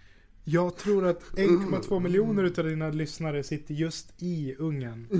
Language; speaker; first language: Swedish; native; Swedish